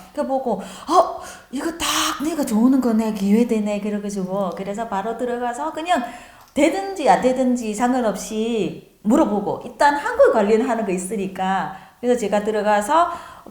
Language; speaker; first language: Korean; non-native, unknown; Vietnamese